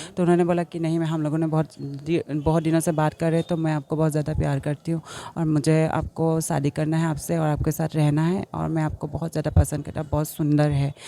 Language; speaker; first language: Hindi; non-native, local second language; Assamese